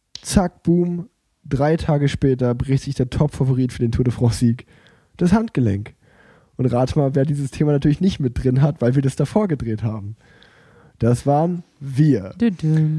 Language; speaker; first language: German; native; German